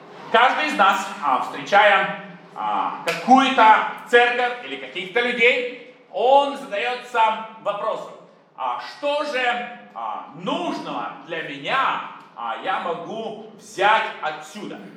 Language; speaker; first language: Russian; native; Russian